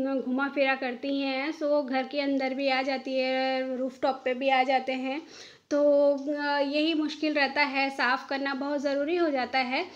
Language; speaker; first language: Hindi; non-native, local second language; Bangla